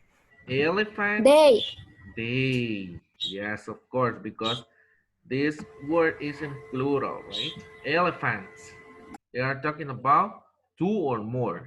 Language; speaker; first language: English; non-native, fluent; Spanish